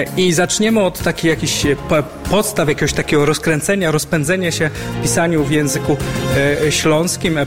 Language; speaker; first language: Polish; native; Polish